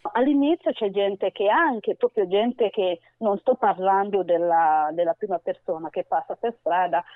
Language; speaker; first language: Italian; non-native, fluent; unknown